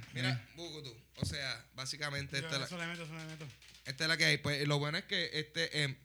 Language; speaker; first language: Spanish; native; Spanish